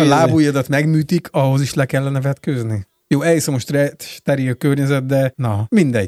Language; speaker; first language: Hungarian; native; Hungarian